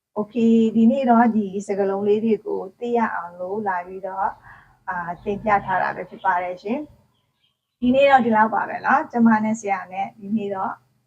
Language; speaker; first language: Burmese; native; Burmese